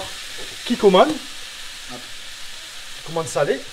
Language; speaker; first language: French; native; French